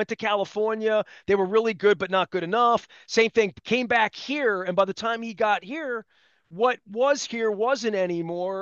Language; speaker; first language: English; native; English